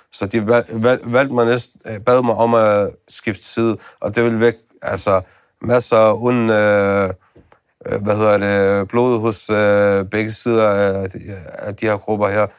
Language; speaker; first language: Danish; early bilingual, other home language; Arabic